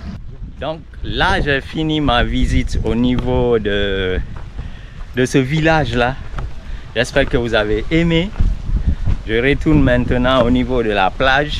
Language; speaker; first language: French; non-native, local second language; Susu